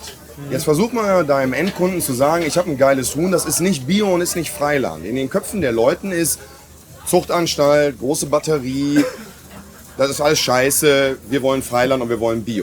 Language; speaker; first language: German; native; German